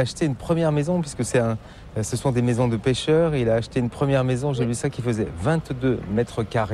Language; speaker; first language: French; native; French